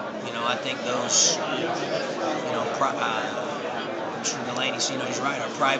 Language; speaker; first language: English; native; English